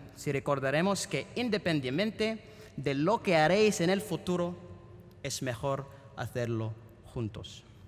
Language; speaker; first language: Spanish; non-native, fluent; Filipino